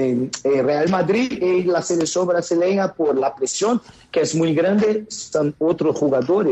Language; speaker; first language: Spanish; non-native, fluent; Portuguese